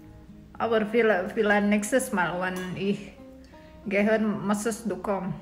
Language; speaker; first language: German; non-native, learner; Indonesian